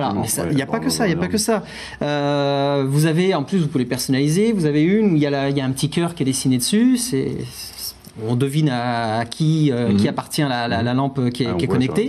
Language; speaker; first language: French; native; French